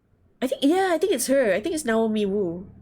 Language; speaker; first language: English; non-native, learner; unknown